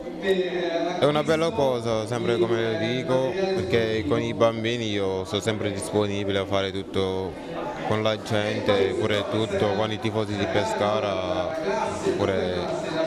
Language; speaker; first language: Italian; non-native, fluent; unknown